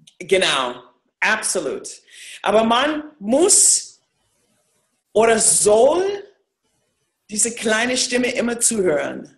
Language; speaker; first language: German; non-native, fluent; English